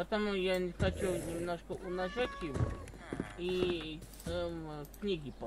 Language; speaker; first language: Russian; non-native, learner; English